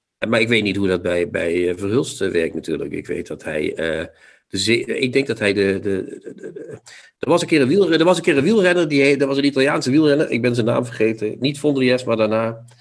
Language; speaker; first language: Dutch; non-native, local second language; Limburgish